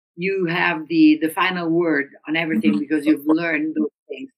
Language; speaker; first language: English; non-native, fluent; Italian